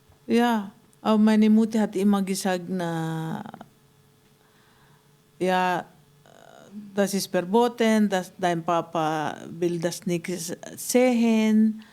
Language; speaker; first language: German; non-native, fluent; Filipino